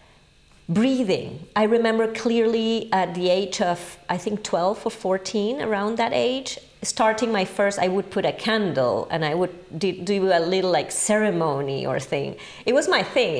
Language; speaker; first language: English; non-native, fluent; Spanish